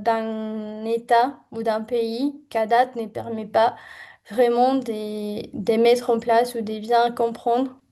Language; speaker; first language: French; non-native, fluent; Spanish